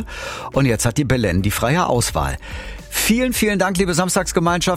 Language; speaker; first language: German; native; German